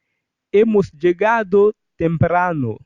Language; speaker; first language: Spanish; non-native, fluent; Haitian Creole